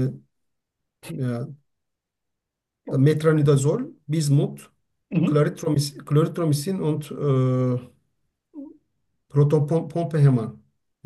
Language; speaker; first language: German; non-native, learner; Turkish